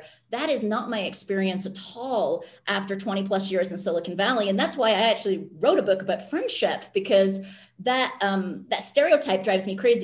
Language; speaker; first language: English; native; English